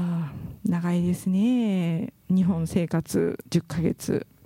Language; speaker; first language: Japanese; native; Japanese